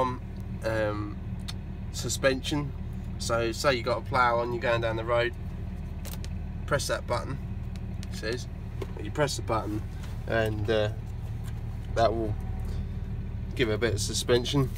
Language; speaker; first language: English; native; English